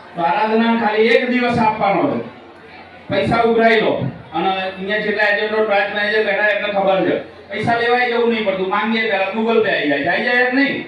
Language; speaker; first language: Gujarati; native; Gujarati